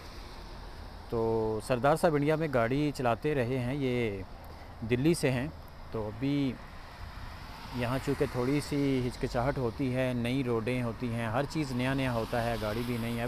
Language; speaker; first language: Urdu; non-native, local second language; Punjabi